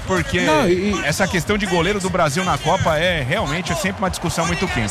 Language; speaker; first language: Portuguese; native; Portuguese